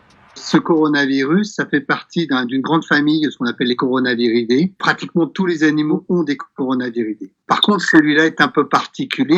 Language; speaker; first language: French; native; French